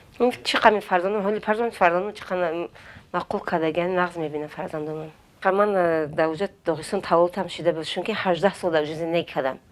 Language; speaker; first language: Tajik; non-native, fluent; Avaric